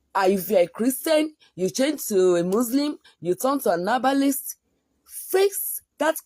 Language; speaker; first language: English; non-native, local second language; Yoruba